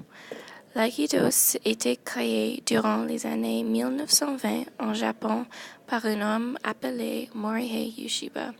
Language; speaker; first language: French; non-native, local second language; English